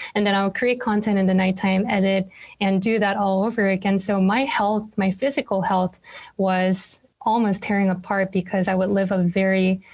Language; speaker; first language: English; non-native, fluent; Korean